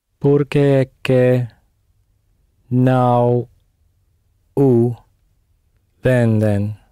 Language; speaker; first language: Portuguese; non-native, learner; English